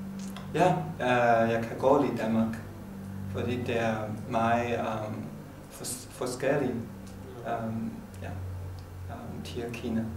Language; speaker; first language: Danish; non-native, learner; Chinese